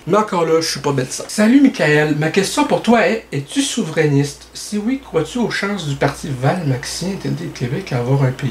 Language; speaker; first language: French; native; French